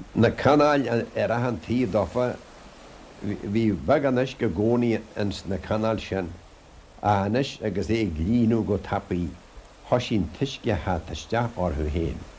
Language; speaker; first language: Irish; native; Irish